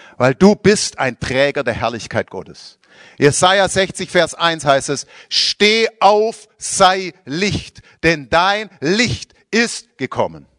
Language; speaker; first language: German; native; German